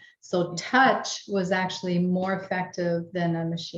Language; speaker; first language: English; native; English